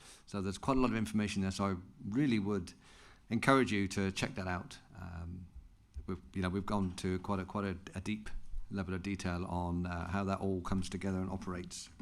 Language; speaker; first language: English; native; English